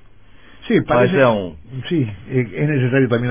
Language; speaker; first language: Spanish; native; Spanish